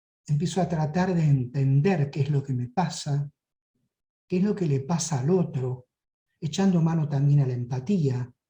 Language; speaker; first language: Spanish; native; Spanish